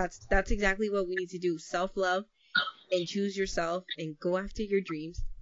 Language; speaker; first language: English; early bilingual, other home language; Spanish